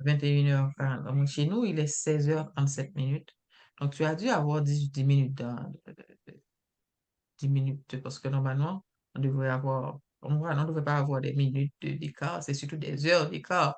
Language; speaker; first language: French; native; French